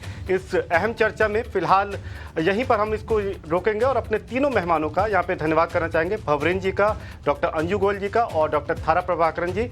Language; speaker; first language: Hindi; native; Hindi